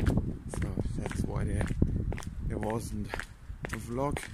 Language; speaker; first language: English; non-native, fluent; German